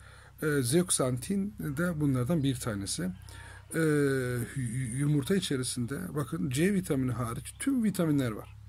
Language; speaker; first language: Turkish; native; Turkish